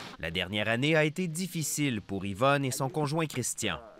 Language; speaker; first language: French; native; French